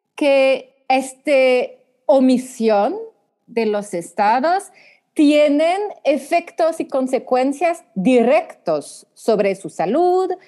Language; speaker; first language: Spanish; non-native, fluent; French